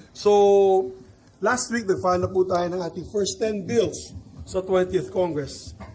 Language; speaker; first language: Filipino; non-native, local second language; Cebuano